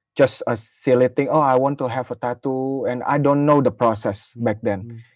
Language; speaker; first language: English; non-native, learner; Indonesian